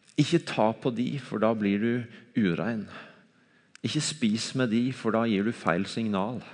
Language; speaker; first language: Norwegian; native; Norwegian